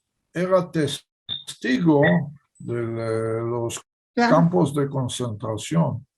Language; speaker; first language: Spanish; non-native, fluent; Hebrew